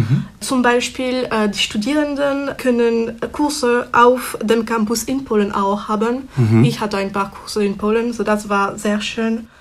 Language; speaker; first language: German; non-native, fluent; French